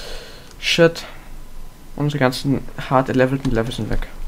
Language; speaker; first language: German; native; German